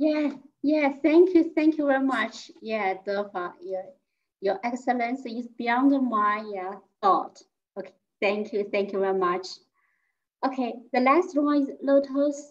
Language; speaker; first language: English; non-native, fluent; Chinese